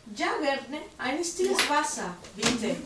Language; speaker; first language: German; non-native, learner; Spanish